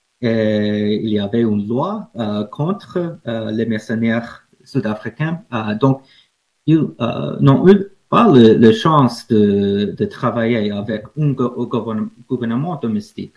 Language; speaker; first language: French; non-native, fluent; English